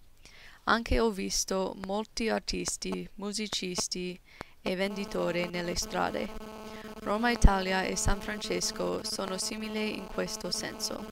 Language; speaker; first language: Italian; non-native, learner; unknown